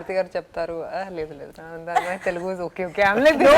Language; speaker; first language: Telugu; non-native, fluent; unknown